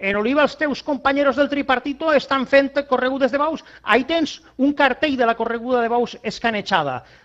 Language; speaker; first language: Catalan; non-native, local second language; Spanish